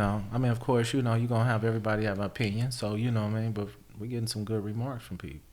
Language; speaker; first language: English; native; English